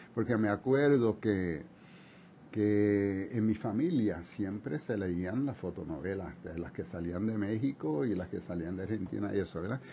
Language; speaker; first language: Spanish; early bilingual, heritage; Spanish